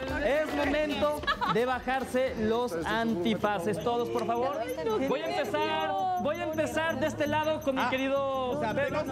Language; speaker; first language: Spanish; native; Spanish